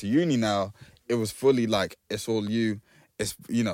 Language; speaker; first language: English; native; English